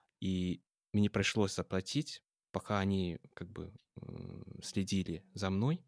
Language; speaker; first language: Russian; non-native, fluent; English